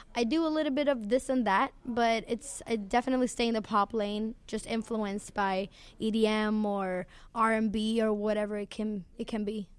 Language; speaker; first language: English; non-native, fluent; Swedish